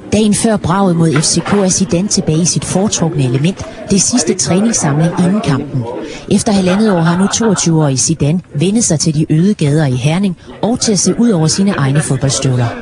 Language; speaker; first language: Danish; native; Danish